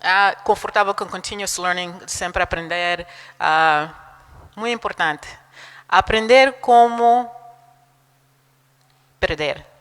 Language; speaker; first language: Spanish; non-native, fluent; Portuguese